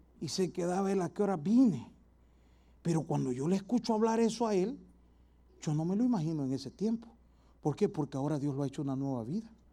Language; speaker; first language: Spanish; native; Spanish